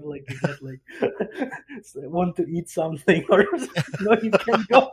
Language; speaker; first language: English; non-native, fluent; Ukrainian